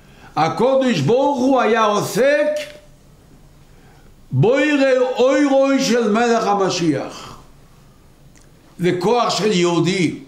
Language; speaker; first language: Hebrew; non-native, local second language; Yiddish